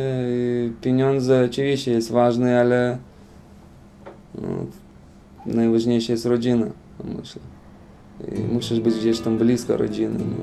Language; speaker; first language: Polish; non-native, fluent; Lithuanian